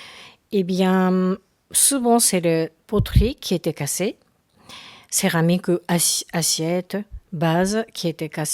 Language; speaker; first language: French; non-native, learner; Japanese